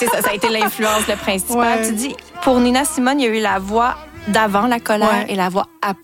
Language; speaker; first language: French; native; French